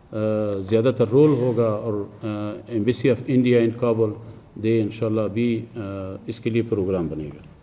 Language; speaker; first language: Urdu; non-native, fluent; Persian